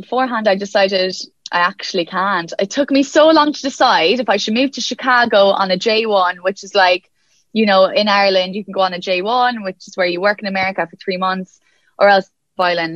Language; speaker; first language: English; native; English